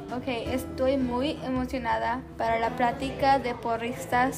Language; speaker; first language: Spanish; early bilingual, heritage; Spanish